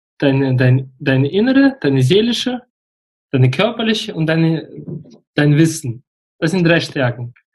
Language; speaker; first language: German; non-native, fluent; Russian